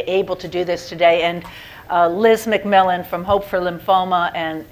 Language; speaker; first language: English; native; English